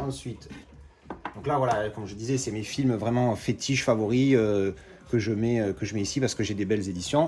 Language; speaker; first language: French; native; French